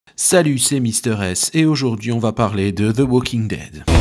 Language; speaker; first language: French; native; French